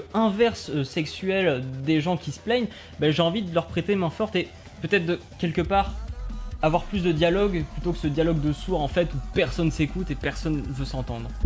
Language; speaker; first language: French; native; French